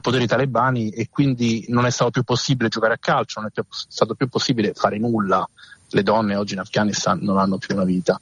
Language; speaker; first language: Italian; native; Italian